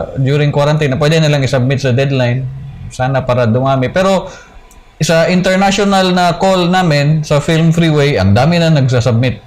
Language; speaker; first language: Filipino; non-native, local second language; Cebuano